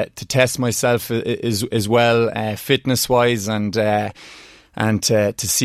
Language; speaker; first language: English; native; English